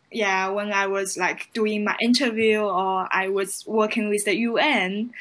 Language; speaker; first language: English; non-native, fluent; Chinese